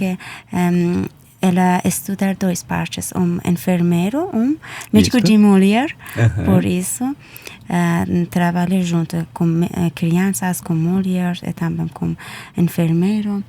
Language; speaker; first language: Portuguese; non-native, learner; Persian